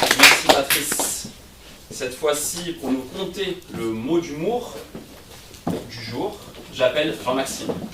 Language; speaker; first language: French; native; French